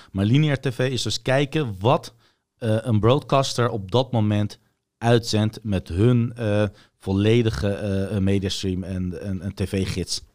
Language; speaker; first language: Dutch; early bilingual, other home language; Bosnian